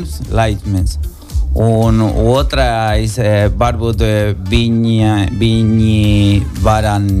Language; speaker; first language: Latvian; non-native, learner; Spanish